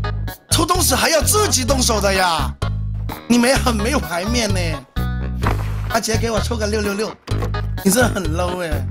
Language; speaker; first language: Chinese; native; Chinese